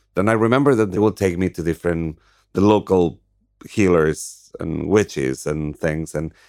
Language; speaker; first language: English; non-native, fluent; Spanish